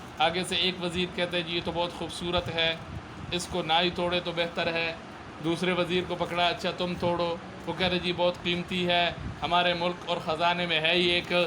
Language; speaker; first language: Urdu; non-native, local second language; Punjabi